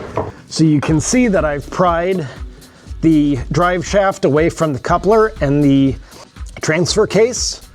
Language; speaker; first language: English; native; English